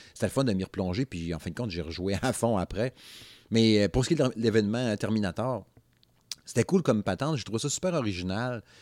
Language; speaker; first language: French; native; French